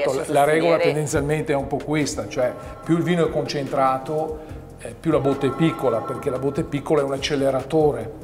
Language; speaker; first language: Italian; native; Italian